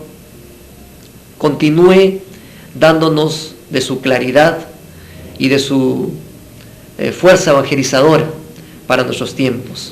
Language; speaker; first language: Spanish; native; Spanish